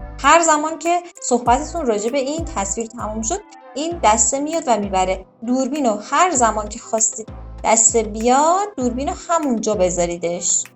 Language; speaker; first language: Persian; native; Persian